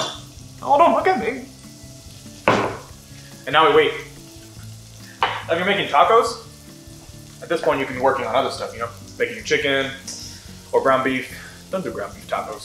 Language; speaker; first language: English; native; English